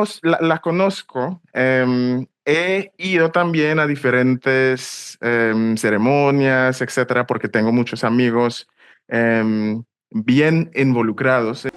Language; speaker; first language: Spanish; non-native, fluent; English